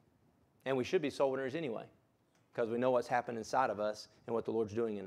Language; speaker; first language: English; native; English